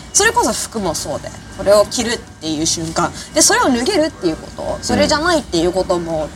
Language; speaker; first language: Japanese; early bilingual, heritage; Japanese